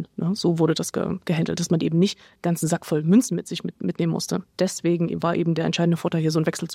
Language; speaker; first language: German; native; German